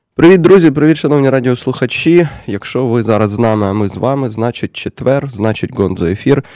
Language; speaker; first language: Ukrainian; native; Ukrainian